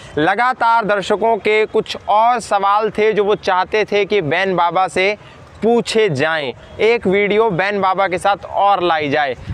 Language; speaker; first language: Hindi; native; Hindi